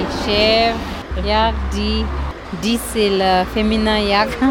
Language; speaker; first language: French; non-native, learner; Tibetan